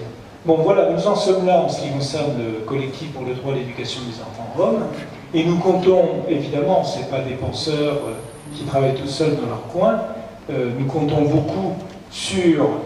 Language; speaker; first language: French; native; French